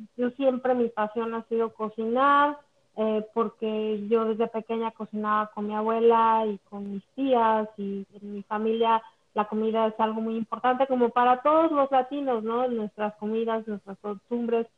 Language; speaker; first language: Spanish; native; Spanish